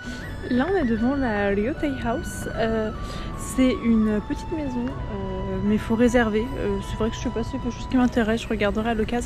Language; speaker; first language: French; native; French